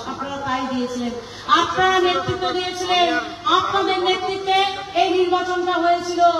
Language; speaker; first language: Bangla; non-native, local second language; Nepali